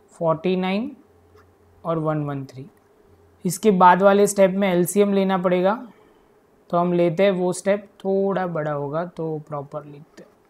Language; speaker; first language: Hindi; non-native, local second language; Gujarati